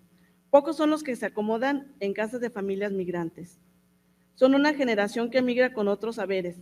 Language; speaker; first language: Spanish; native; Spanish